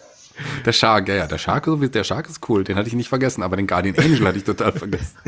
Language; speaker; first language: German; native; German